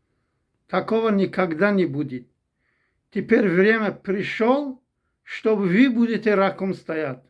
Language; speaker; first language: Russian; non-native, fluent; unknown